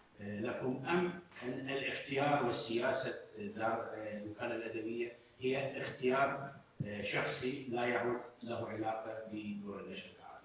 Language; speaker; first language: Arabic; native; Arabic